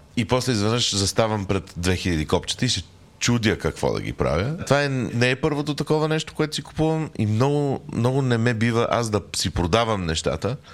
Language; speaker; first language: Bulgarian; native; Bulgarian